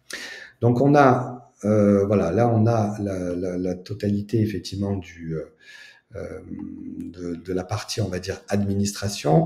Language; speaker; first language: French; native; French